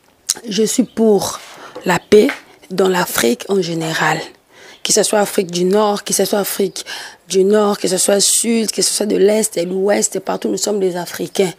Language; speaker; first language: French; non-native, local second language; Lingala